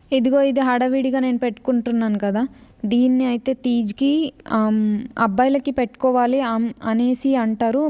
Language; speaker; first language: Telugu; non-native, local second language; Lambadi